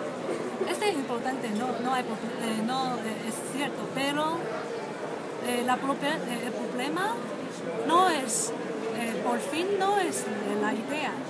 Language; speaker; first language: Spanish; non-native, learner; Chinese